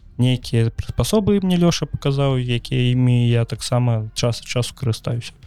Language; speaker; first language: Belarusian; native; Belarusian